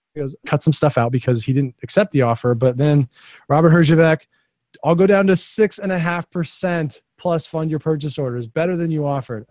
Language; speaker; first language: English; native; English